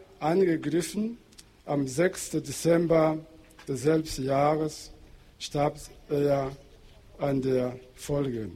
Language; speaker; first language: German; non-native, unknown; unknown